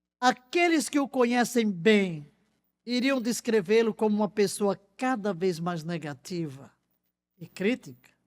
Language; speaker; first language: Portuguese; native; Portuguese